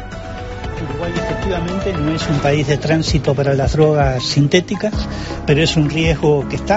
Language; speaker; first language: Spanish; native; Spanish